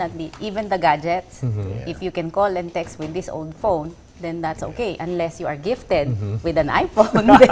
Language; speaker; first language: English; non-native, local second language; Filipino